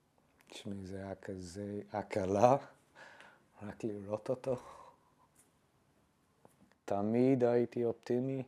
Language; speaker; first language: Hebrew; non-native, fluent; English